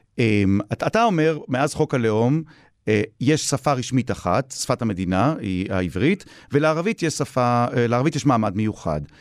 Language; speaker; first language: Hebrew; native; Hebrew